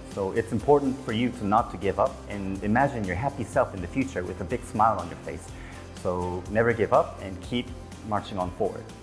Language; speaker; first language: English; non-native, fluent; Korean